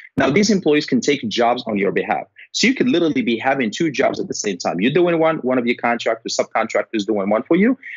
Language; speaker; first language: English; non-native, fluent; Arabic